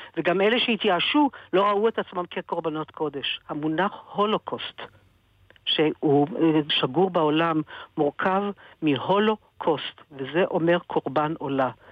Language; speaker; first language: Hebrew; native; Hebrew